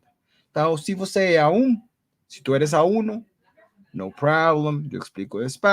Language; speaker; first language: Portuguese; non-native, learner; Spanish